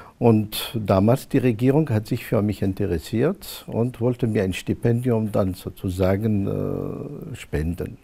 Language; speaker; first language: German; non-native, fluent; Arabic